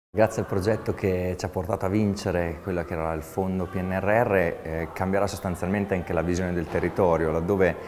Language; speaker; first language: Italian; native; Italian